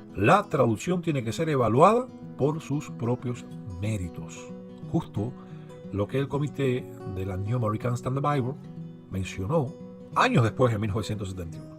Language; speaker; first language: Spanish; native; Spanish